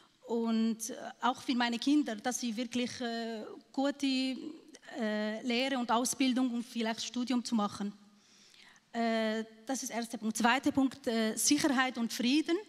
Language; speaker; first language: German; non-native, learner; Arabic